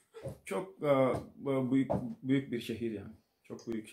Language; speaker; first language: Turkish; non-native, learner; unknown